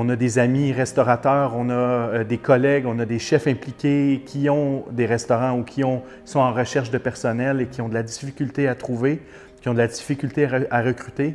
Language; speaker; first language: French; native; French